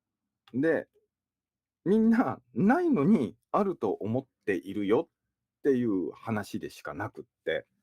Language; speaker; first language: Japanese; native; Japanese